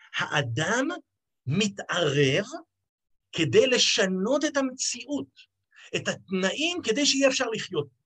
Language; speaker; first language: Hebrew; native; Hebrew